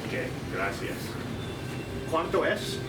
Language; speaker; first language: Spanish; non-native, learner; English